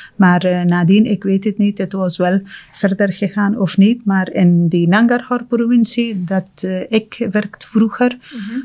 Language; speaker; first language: Dutch; non-native, fluent; Persian